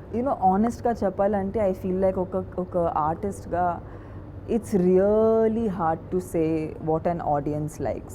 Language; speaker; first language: Telugu; non-native, fluent; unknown